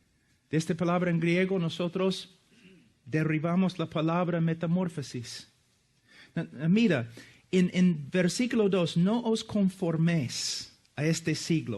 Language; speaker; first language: Spanish; non-native, fluent; English